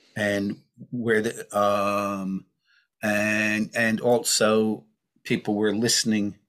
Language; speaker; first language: English; native; English